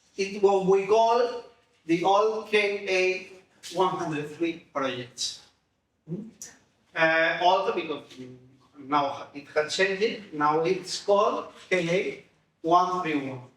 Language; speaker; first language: English; non-native, fluent; Spanish